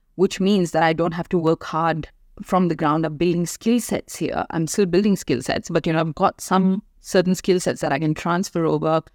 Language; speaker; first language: English; non-native, local second language; Hindi